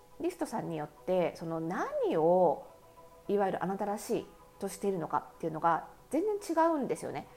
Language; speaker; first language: Japanese; native; Japanese